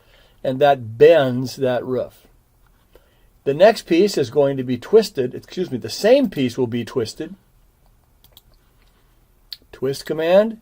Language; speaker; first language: English; native; English